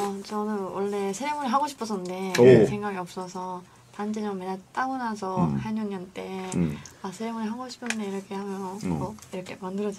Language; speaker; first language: Korean; non-native, learner; Japanese